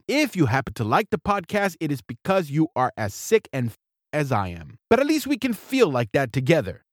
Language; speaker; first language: English; native; English